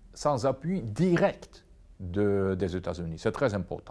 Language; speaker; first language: French; non-native, fluent; Russian